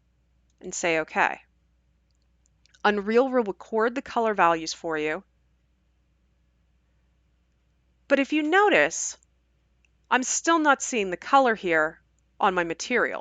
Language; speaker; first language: English; native; English